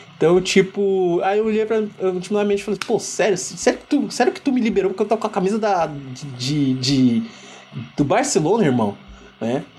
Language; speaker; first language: Portuguese; early bilingual, other home language; Igbo